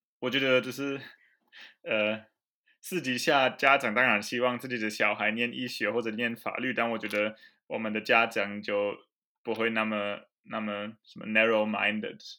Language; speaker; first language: Chinese; non-native, fluent; German